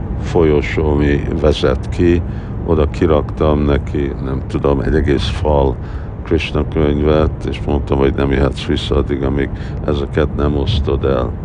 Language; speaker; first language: Hungarian; early bilingual, heritage; Hungarian